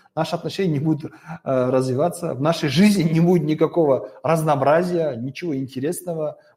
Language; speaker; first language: Russian; non-native, local second language; Kazakh